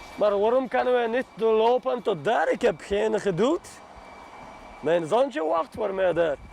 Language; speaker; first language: Dutch; non-native, learner; Chechen